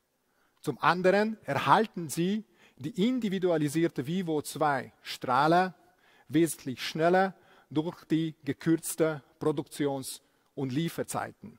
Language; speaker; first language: German; non-native, fluent; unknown